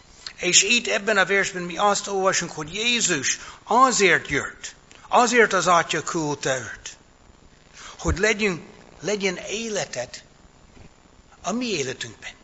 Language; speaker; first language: Hungarian; non-native, fluent; English